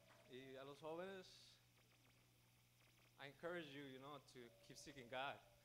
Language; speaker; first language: English; early bilingual, other home language; Spanish